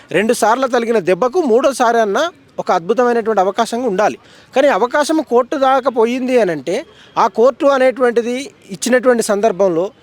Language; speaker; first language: Telugu; native; Telugu